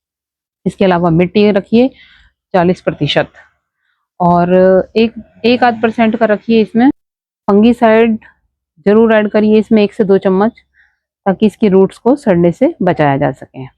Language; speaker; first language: Hindi; native; Hindi